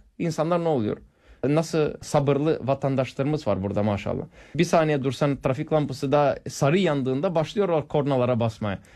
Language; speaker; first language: Turkish; early bilingual, heritage; Turkish